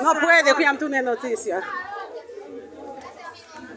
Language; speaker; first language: Spanish; non-native, learner; Haitian Creole